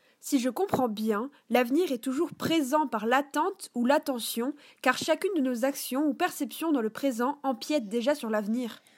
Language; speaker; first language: French; native; French